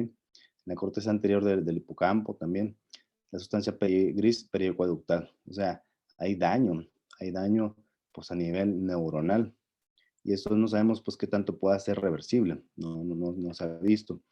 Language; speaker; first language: Spanish; native; Spanish